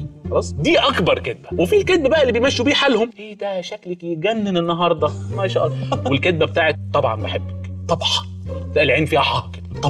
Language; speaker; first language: Arabic; native; Arabic